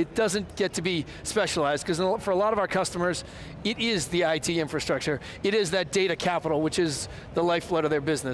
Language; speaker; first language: English; native; English